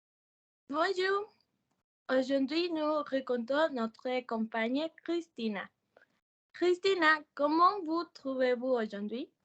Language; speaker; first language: French; non-native, learner; Spanish